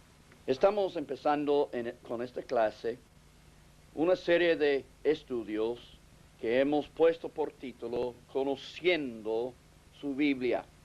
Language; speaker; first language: Spanish; non-native, fluent; English